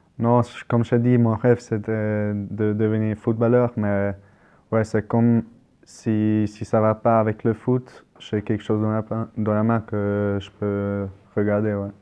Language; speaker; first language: French; non-native, local second language; German